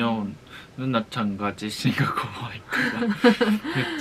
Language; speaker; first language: Korean; non-native, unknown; Japanese